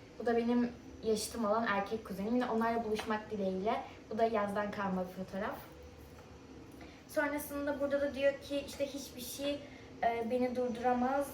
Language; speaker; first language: Turkish; early bilingual, other home language; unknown